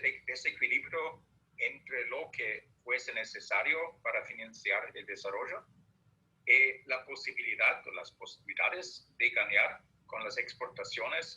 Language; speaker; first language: Spanish; non-native, fluent; German